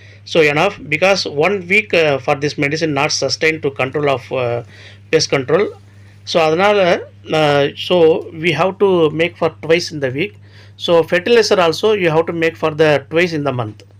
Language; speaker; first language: English; non-native, local second language; Tamil